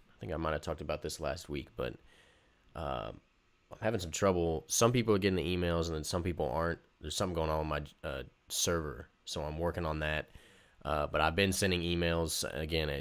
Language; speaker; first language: English; native; English